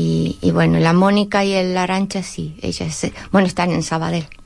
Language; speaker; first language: Catalan; non-native, learner; Spanish